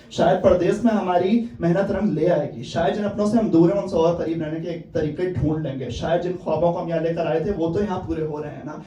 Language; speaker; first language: Urdu; native; Urdu